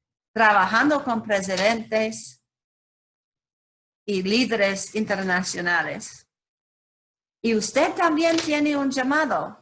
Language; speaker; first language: Spanish; non-native, learner; English